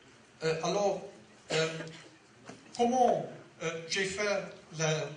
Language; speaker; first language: French; non-native, learner; Dutch